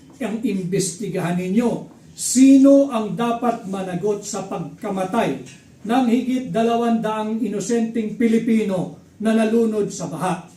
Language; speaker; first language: Filipino; native; Filipino